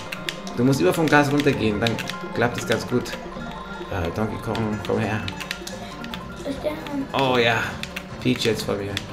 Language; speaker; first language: German; native; German